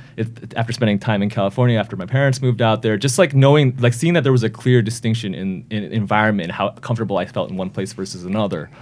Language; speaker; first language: English; native; English